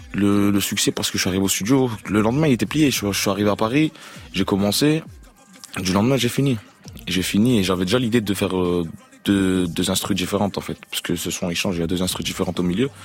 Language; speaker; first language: French; native; French